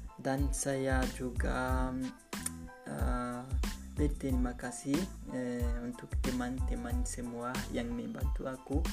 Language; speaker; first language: Indonesian; non-native, learner; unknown